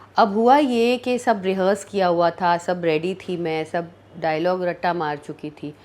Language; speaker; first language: Hindi; early bilingual, heritage; Hindi